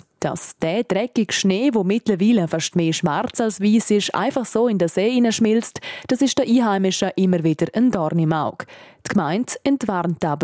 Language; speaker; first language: German; native; German